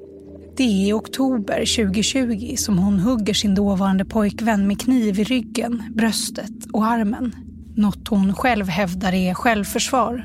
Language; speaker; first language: Swedish; native; Swedish